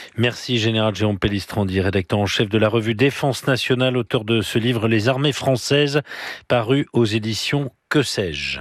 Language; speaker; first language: French; native; French